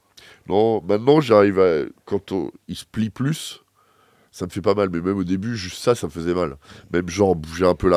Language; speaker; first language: French; native; French